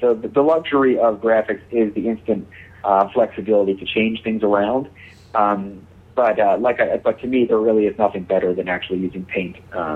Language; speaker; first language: English; native; English